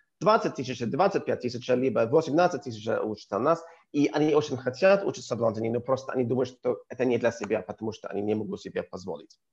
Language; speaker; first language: Russian; non-native, learner; English